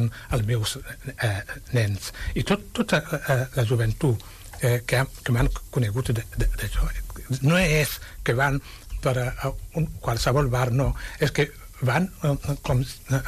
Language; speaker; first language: Catalan; non-native, fluent; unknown